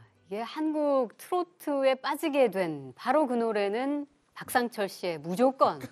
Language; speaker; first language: Korean; native; Korean